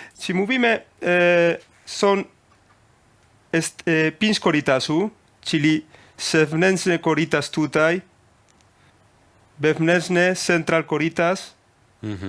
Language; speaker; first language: Polish; non-native, learner; Spanish